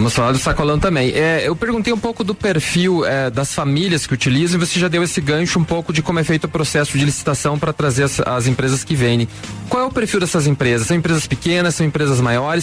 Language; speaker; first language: Portuguese; native; Portuguese